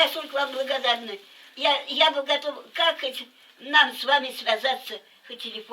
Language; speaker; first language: Russian; native; Russian